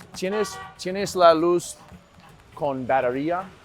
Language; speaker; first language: Spanish; non-native, learner; English